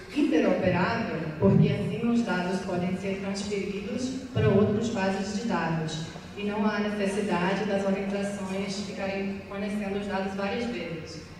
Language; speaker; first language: Portuguese; non-native, fluent; English